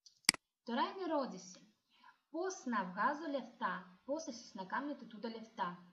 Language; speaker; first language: Greek; non-native, learner; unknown